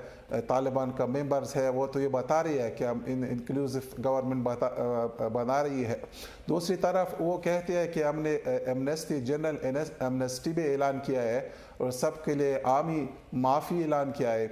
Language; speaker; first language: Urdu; non-native, learner; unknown